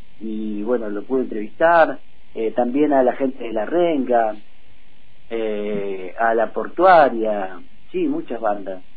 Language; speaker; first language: Spanish; native; Spanish